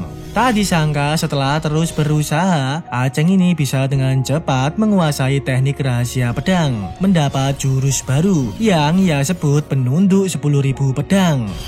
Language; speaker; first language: Indonesian; native; Indonesian